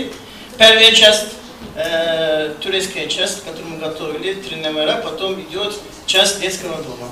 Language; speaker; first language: Russian; non-native, fluent; Turkish